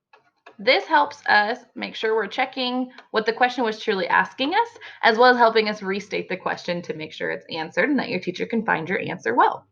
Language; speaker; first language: English; native; English